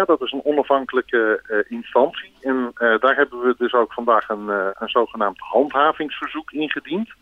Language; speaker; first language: Dutch; native; Dutch